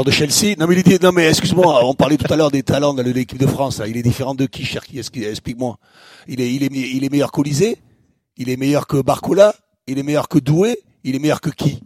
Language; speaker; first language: French; native; French